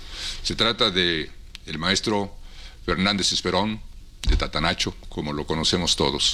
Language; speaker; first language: Spanish; native; Spanish